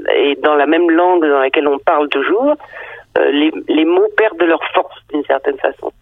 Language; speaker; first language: French; early bilingual, other home language; Danish